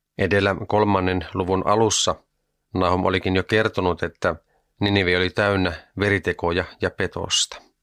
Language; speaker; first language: Finnish; native; Finnish